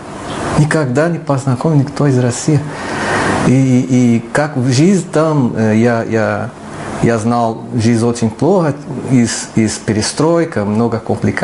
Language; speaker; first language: Russian; non-native, learner; Portuguese